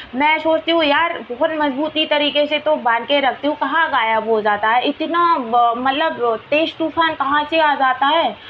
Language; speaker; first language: Hindi; non-native, local second language; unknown